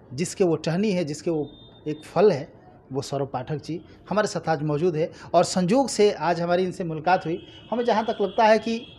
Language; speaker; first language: Hindi; native; Hindi